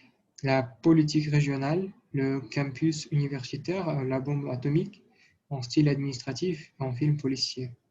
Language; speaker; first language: French; non-native, learner; Russian